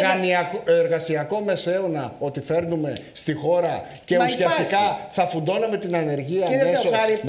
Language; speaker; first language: Greek; native; Greek